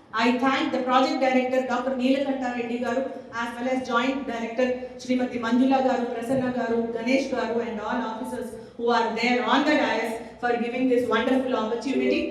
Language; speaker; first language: English; non-native, local second language; Telugu